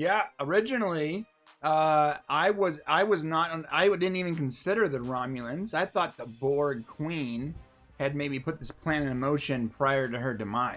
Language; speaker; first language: English; native; English